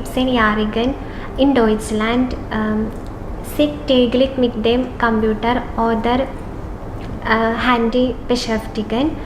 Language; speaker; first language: German; non-native, learner; Malayalam